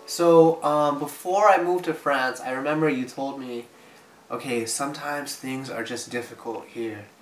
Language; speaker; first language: English; native; English